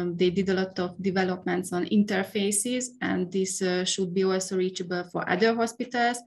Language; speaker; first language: English; non-native, fluent; Hungarian